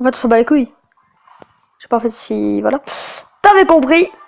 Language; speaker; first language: French; native; French